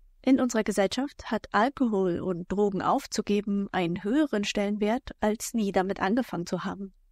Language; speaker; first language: German; native; German